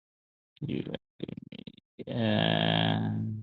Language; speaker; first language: English; non-native, learner; Vietnamese